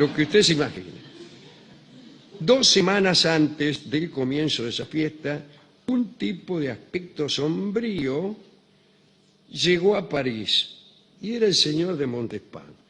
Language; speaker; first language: Spanish; native; Spanish